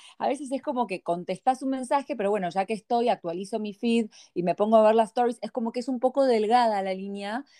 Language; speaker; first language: Spanish; native; Spanish